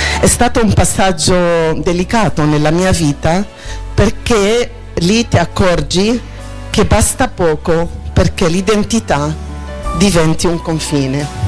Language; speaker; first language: Italian; non-native, fluent; Arabic